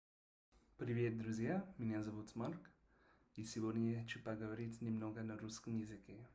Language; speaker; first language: Russian; non-native, learner; English